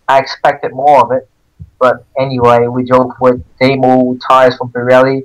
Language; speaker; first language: English; non-native, fluent; Dutch